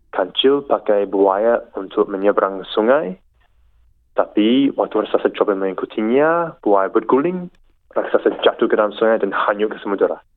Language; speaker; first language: Indonesian; non-native, learner; English